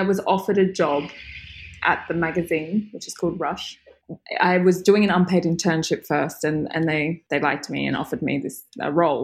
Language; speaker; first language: English; native; English